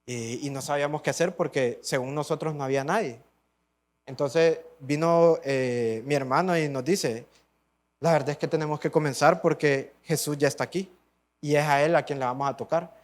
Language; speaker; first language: Spanish; native; Spanish